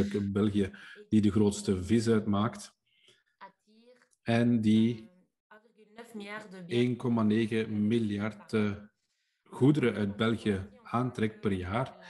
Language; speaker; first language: Dutch; non-native, fluent; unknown